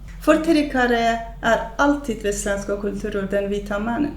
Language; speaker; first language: Swedish; non-native, fluent; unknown